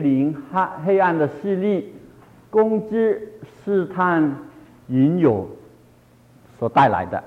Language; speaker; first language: Chinese; non-native, local second language; Cantonese